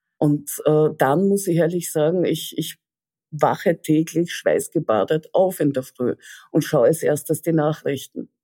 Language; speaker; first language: German; early bilingual, other home language; Russian